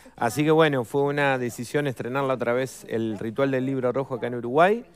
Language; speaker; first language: Spanish; native; Spanish